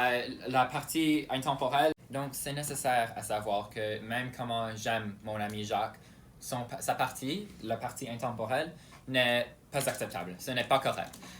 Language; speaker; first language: French; non-native, local second language; English